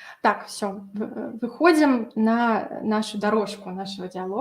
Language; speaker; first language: Russian; native; Russian